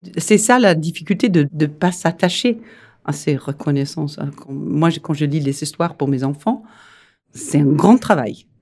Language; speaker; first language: French; non-native, fluent; Danish